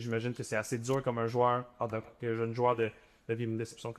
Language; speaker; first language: French; native; French